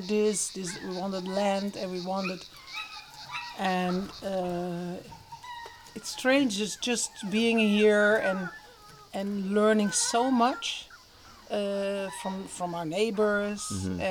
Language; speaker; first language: English; non-native, fluent; Dutch